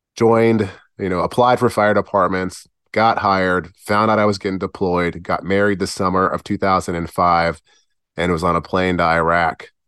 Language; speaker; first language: English; native; English